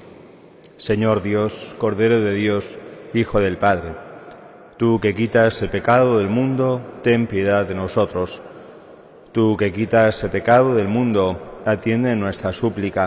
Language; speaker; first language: Spanish; native; Spanish